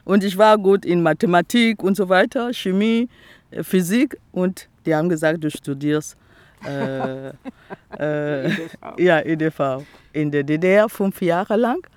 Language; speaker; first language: German; non-native, fluent; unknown